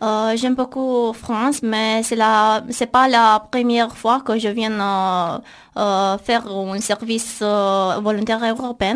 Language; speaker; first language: French; non-native, learner; Romanian